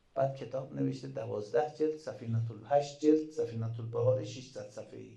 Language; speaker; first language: Persian; native; Persian